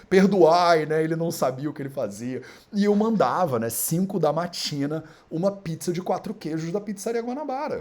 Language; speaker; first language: Portuguese; native; Portuguese